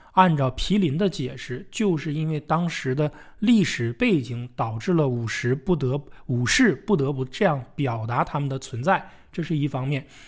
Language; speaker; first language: Chinese; native; Chinese